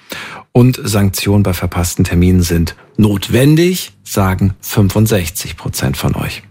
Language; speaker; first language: German; native; German